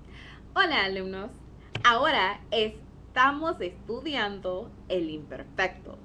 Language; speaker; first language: Spanish; non-native, fluent; English